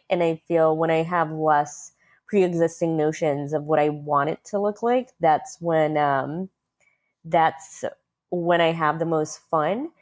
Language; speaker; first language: English; early bilingual, other home language; Russian